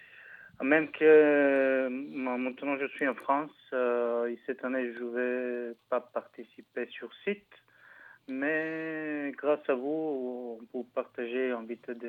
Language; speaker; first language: French; non-native, fluent; Bulgarian